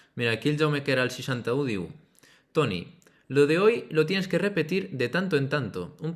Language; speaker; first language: Spanish; non-native, local second language; Catalan